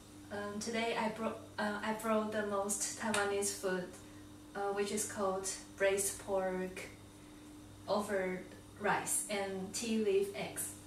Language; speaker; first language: English; non-native, learner; Chinese